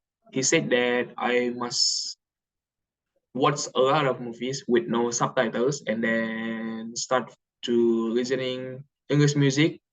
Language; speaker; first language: English; non-native, learner; Indonesian